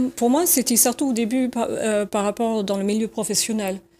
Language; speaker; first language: French; non-native, fluent; English